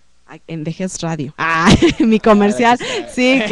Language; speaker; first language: Spanish; native; Spanish